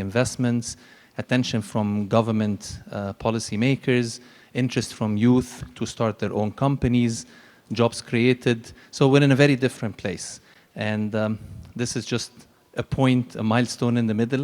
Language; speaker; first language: English; non-native, fluent; Arabic